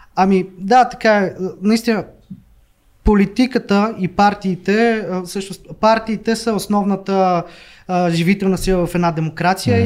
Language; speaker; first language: Bulgarian; native; Bulgarian